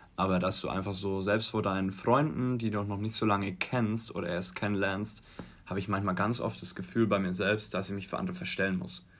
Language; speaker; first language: German; native; German